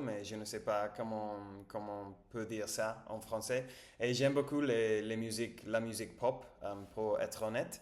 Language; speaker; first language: French; non-native, learner; Spanish